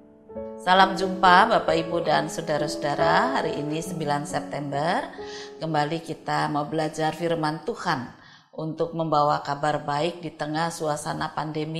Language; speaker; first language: Indonesian; native; Indonesian